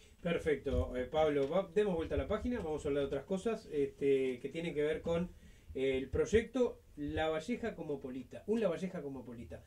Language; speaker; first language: Spanish; native; Spanish